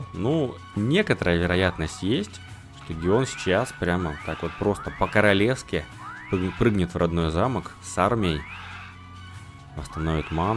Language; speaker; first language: Russian; native; Russian